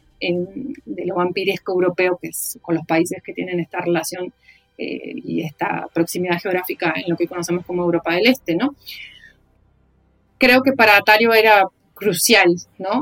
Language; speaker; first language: Spanish; native; Spanish